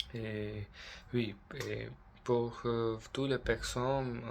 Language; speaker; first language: French; non-native, learner; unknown